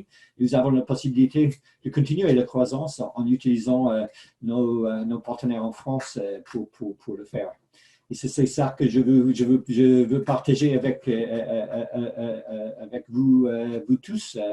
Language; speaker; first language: French; non-native, fluent; English